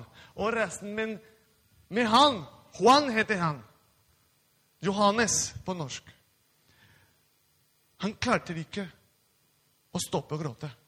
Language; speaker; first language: Norwegian; non-native, fluent; Spanish